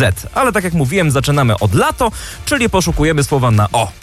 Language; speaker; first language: Polish; native; Polish